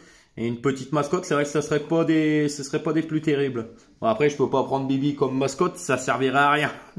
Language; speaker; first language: French; native; French